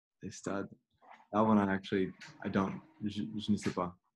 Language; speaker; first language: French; non-native, learner; English